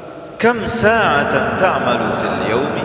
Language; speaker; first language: Arabic; non-native, fluent; Indonesian